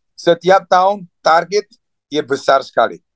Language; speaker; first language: Indonesian; non-native, fluent; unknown